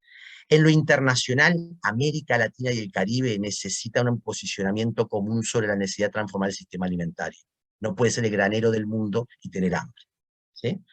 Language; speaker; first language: Spanish; native; Spanish